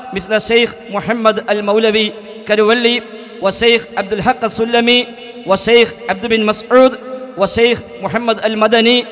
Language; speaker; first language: Arabic; non-native, fluent; Malayalam